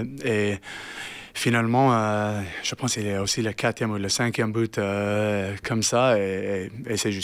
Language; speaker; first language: French; non-native, learner; English